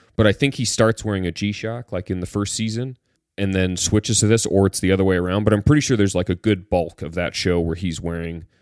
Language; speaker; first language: English; native; English